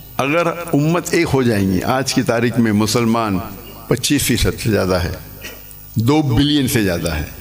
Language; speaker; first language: Urdu; non-native, local second language; English